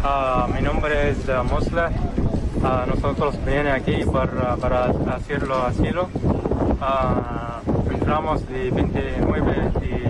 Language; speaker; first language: Spanish; non-native, learner; Arabic